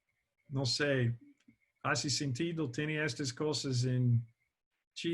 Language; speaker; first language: Spanish; non-native, fluent; English